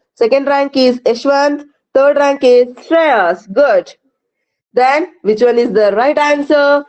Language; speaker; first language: English; non-native, local second language; Kannada